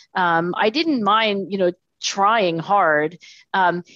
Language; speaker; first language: English; native; English